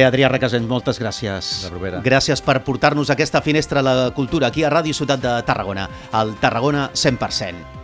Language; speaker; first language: Catalan; native; Catalan